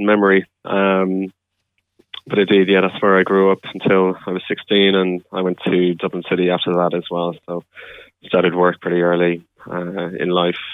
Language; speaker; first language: English; native; English